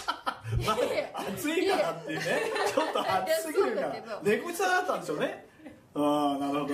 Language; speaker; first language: Japanese; native; Japanese